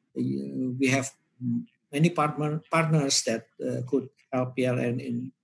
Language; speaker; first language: English; non-native, fluent; Indonesian